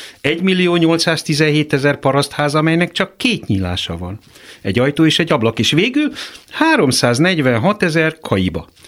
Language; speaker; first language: Hungarian; native; Hungarian